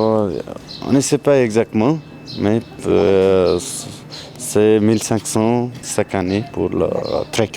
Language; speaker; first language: French; non-native, learner; Nepali